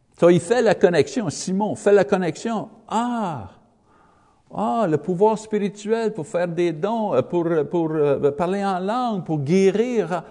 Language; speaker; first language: French; non-native, learner; English